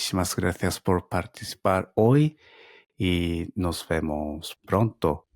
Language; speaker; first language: Spanish; non-native, fluent; Japanese